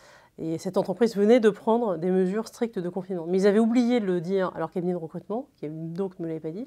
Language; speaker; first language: French; native; French